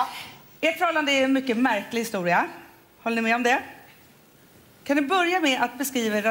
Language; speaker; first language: Swedish; native; Swedish